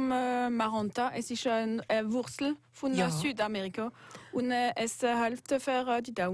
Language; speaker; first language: German; non-native, local second language; French